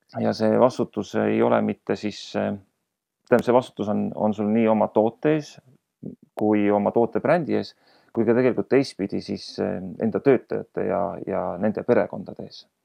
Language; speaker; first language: Estonian; native; Estonian